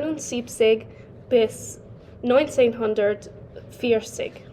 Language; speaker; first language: German; non-native, learner; English